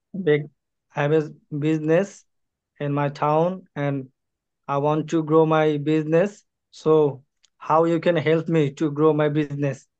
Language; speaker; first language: English; non-native, learner; Bangla